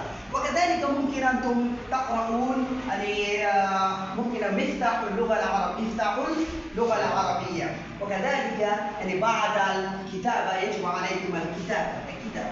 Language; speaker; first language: Arabic; non-native, fluent; Bangla